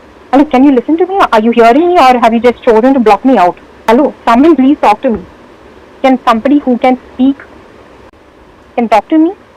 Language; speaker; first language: English; non-native, local second language; Malayalam